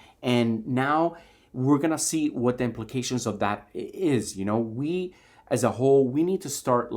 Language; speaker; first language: English; native; English